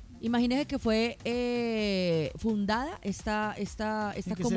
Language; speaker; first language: Spanish; native; Spanish